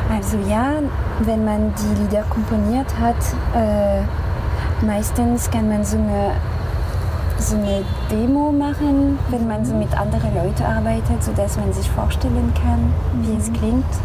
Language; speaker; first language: German; non-native, fluent; French